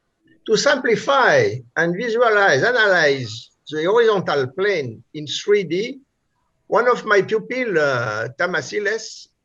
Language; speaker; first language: English; non-native, fluent; French